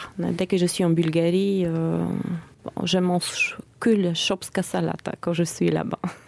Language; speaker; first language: French; non-native, fluent; Bulgarian